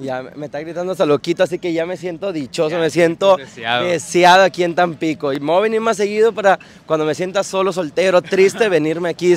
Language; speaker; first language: Spanish; native; Spanish